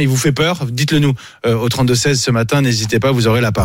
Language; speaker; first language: French; native; French